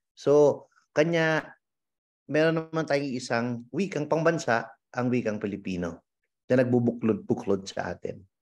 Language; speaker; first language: Filipino; native; Filipino